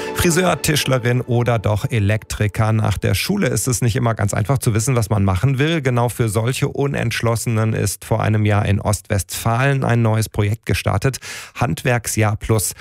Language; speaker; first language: German; native; German